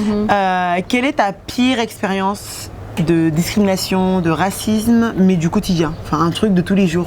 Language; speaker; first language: French; native; French